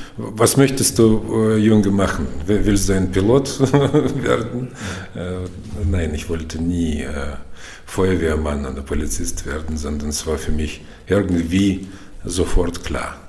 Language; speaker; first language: German; non-native, fluent; Russian